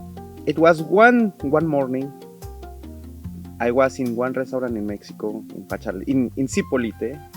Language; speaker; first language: English; non-native, learner; Spanish